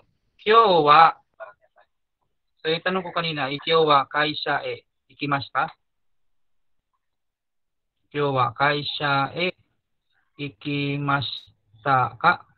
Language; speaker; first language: Japanese; non-native, fluent; Filipino